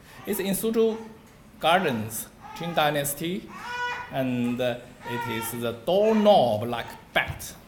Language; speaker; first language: English; non-native, learner; Chinese